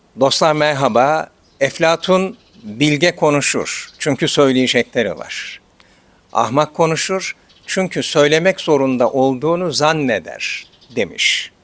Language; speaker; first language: Turkish; native; Turkish